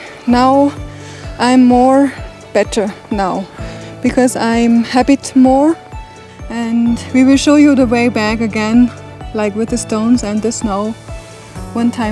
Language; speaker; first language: English; non-native, learner; German